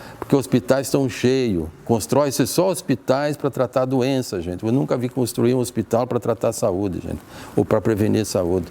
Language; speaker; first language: Portuguese; native; Portuguese